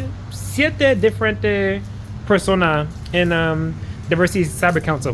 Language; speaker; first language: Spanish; non-native, learner; English